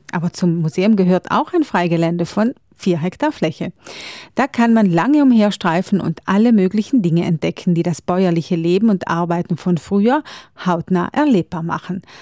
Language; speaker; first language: German; native; German